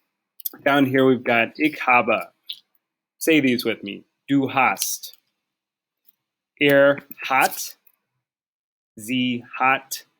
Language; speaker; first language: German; non-native, fluent; English